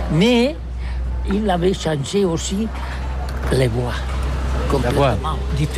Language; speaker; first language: French; non-native, learner; Catalan